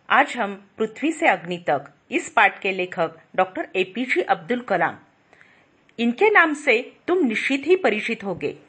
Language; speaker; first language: Hindi; non-native, local second language; Marathi